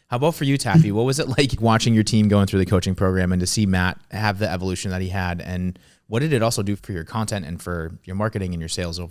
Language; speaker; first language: English; native; English